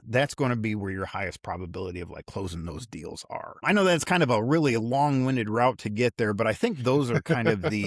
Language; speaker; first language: English; native; English